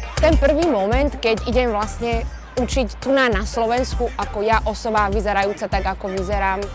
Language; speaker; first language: Slovak; early bilingual, other home language; Amharic